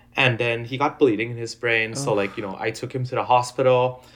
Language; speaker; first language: English; non-native, fluent; Thai